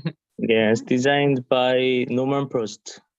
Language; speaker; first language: English; non-native, learner; Korean